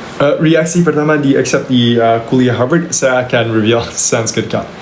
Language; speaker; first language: Indonesian; non-native, local second language; English